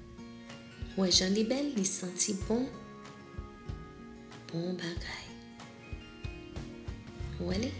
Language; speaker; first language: French; non-native, local second language; Haitian Creole